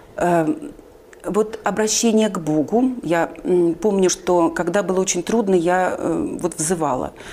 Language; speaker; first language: Russian; native; Russian